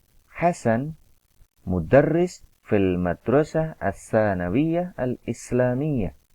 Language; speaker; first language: Arabic; non-native, fluent; Indonesian